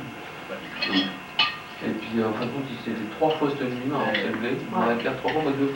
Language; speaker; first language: French; native; French